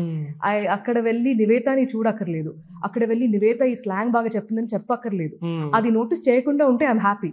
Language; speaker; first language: Telugu; native; Telugu